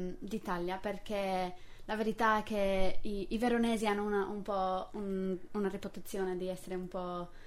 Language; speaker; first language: Italian; non-native, fluent; English